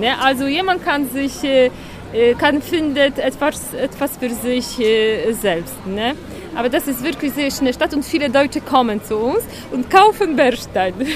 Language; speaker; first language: German; non-native, fluent; Polish